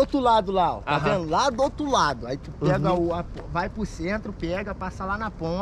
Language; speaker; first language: Portuguese; native; Portuguese